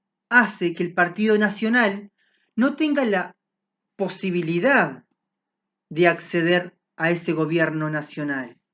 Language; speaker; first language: Spanish; native; Spanish